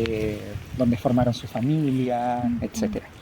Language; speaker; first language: Spanish; native; Spanish